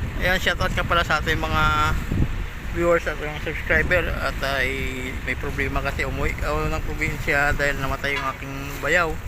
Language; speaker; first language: Filipino; non-native, local second language; Hiligaynon